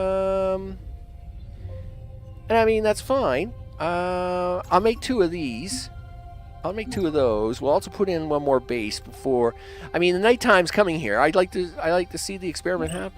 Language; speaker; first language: English; native; English